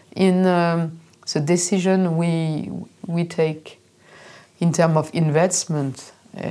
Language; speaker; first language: English; non-native, fluent; French